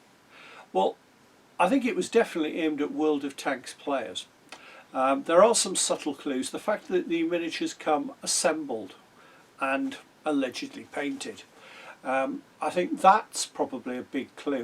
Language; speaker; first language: English; native; English